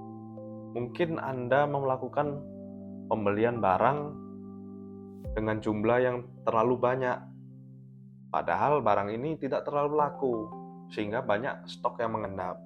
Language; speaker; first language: Indonesian; native; Indonesian